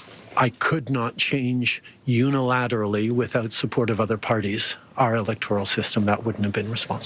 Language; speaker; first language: English; native; English